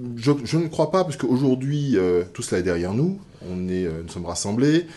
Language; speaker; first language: French; native; French